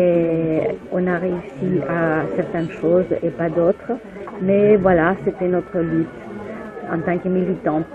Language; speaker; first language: French; non-native, fluent; Spanish